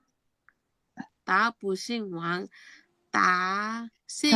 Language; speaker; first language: Chinese; non-native, learner; Indonesian